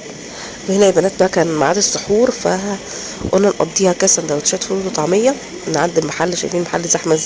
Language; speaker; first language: Arabic; native; Arabic